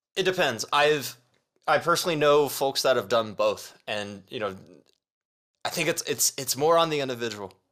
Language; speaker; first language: English; early bilingual, other home language; Chinese